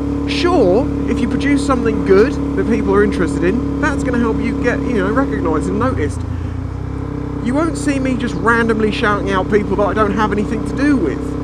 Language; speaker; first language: English; native; English